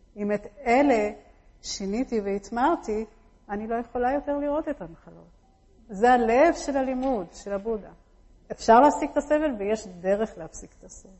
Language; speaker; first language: Hebrew; early bilingual, other home language; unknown